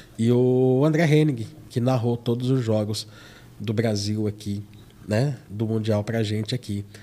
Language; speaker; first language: Portuguese; native; Portuguese